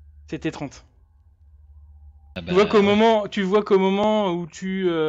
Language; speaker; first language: French; native; French